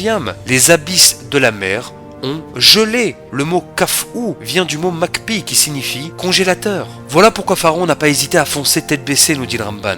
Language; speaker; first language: French; native; French